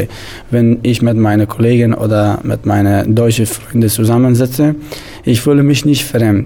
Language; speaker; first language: German; non-native, fluent; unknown